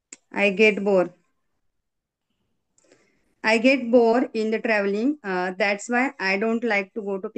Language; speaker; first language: English; non-native, learner; Marathi